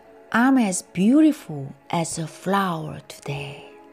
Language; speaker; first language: English; non-native, fluent; Korean